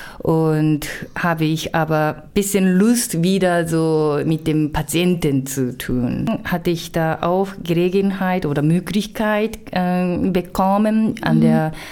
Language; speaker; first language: German; non-native, learner; Japanese